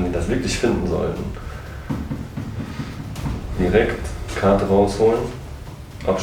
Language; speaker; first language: German; native; German